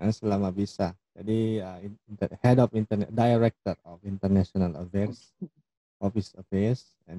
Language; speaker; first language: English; non-native, fluent; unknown